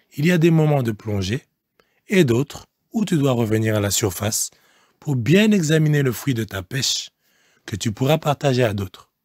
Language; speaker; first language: French; non-native, local second language; Lingala